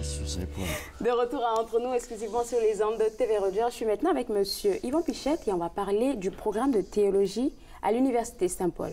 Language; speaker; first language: French; native; French